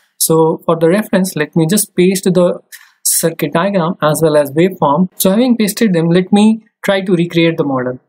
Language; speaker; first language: English; non-native, local second language; Hindi